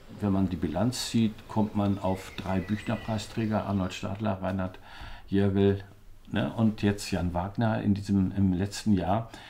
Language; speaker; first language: German; native; German